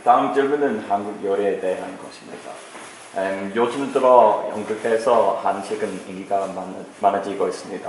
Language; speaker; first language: Korean; non-native, learner; English